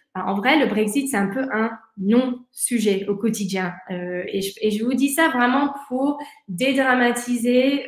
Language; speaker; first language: French; early bilingual, heritage; English